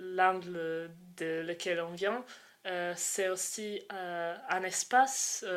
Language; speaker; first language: French; non-native, fluent; Croatian